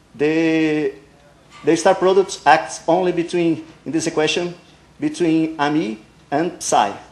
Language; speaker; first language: English; non-native, learner; Portuguese